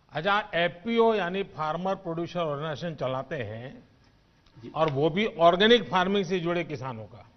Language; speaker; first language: Hindi; non-native, local second language; Gujarati